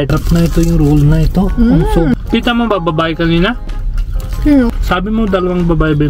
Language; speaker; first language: Filipino; non-native, learner; Hindi